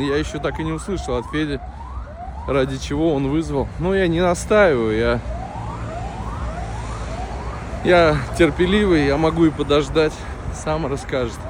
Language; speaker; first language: Russian; native; Russian